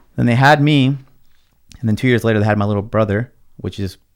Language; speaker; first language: English; early bilingual, other home language; Spanish